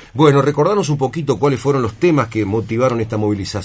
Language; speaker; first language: Spanish; native; Spanish